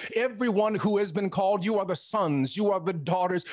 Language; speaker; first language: English; native; English